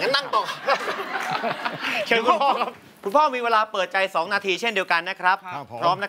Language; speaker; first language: Thai; native; Thai